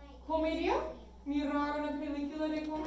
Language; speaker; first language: Spanish; non-native, fluent; English